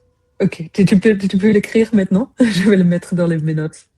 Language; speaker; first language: French; non-native, fluent; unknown